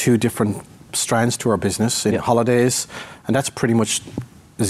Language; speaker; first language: English; native; English